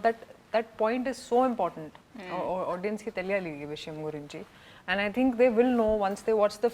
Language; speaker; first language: Telugu; non-native, fluent; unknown